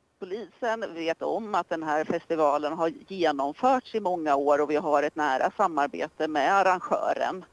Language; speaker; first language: Swedish; native; Swedish